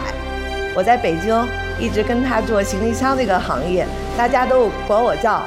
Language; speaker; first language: Chinese; native; Chinese